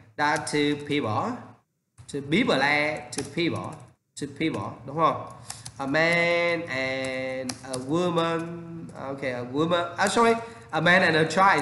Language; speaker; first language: English; non-native, learner; Vietnamese